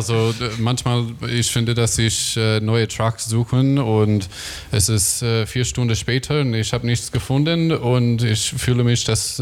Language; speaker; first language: German; non-native, learner; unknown